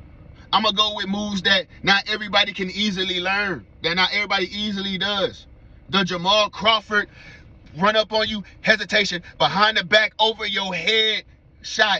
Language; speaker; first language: English; native; English